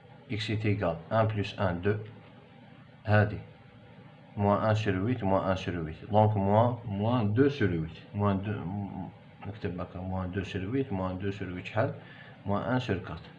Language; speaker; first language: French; non-native, local second language; Arabic